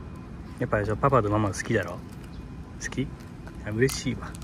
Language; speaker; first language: Japanese; native; Japanese